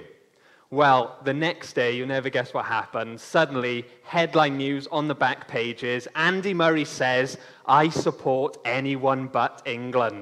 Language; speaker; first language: English; native; English